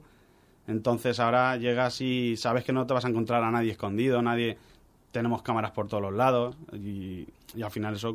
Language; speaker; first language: Spanish; native; Spanish